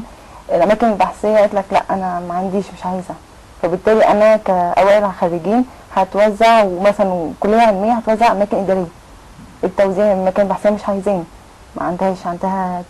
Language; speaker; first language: Arabic; native; Arabic